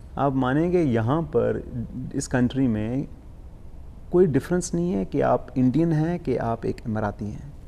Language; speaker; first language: Hindi; early bilingual, heritage; Punjabi